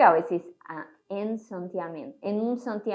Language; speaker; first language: Spanish; non-native, fluent; Portuguese